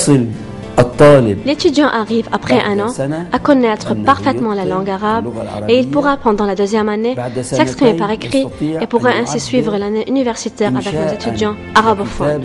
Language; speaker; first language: French; non-native, local second language; Arabic